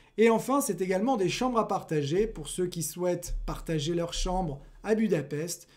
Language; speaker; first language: French; native; French